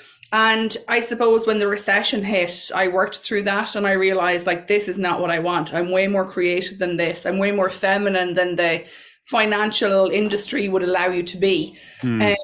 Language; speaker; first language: English; native; English